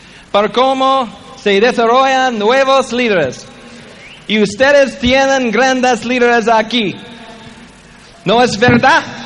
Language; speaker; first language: Spanish; non-native, learner; English